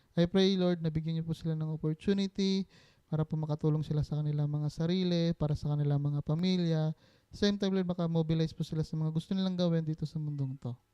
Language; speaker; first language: Filipino; non-native, local second language; Cebuano